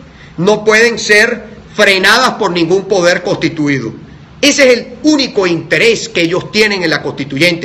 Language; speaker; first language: Spanish; native; Spanish